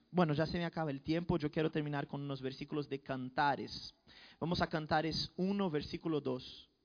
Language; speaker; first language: Spanish; non-native, fluent; Portuguese